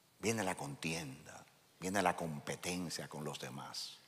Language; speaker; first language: Spanish; native; Spanish